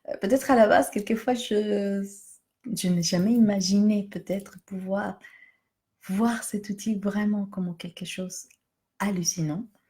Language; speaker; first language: French; non-native, fluent; Spanish